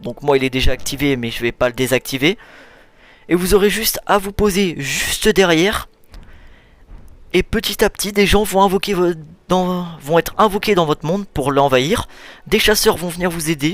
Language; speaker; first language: French; native; French